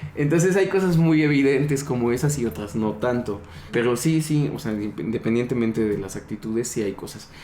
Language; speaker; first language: Spanish; non-native, local second language; Yucateco